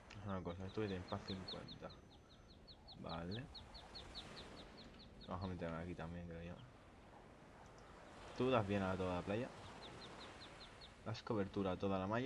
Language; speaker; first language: Spanish; native; Spanish